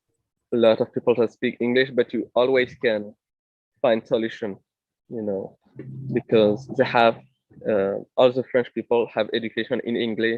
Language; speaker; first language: English; non-native, fluent; French